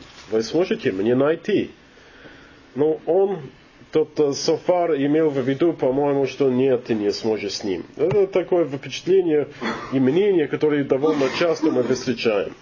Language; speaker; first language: Russian; non-native, learner; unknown